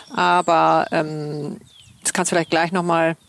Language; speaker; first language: German; native; German